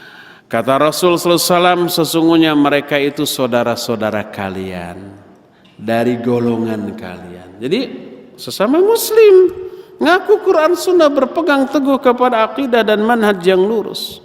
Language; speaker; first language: Indonesian; native; Indonesian